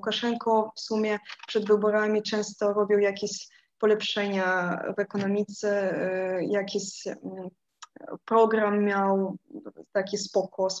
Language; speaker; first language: Polish; non-native, fluent; Russian